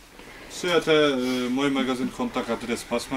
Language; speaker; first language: Russian; non-native, learner; Turkish